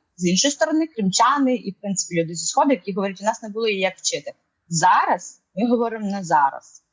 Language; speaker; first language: Ukrainian; non-native, local second language; Russian